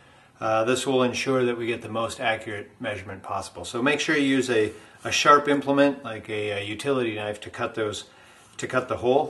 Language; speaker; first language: English; native; English